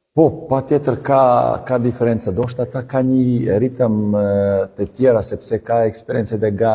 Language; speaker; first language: Albanian; non-native, learner; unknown